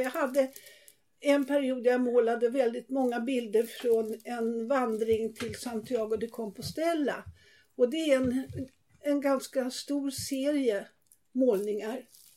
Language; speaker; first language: Swedish; native; Swedish